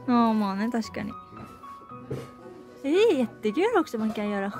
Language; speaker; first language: Swedish; non-native, learner; Japanese